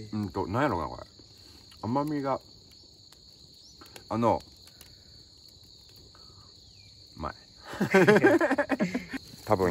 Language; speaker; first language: Japanese; native; Japanese